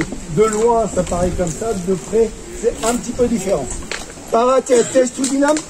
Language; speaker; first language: French; native; French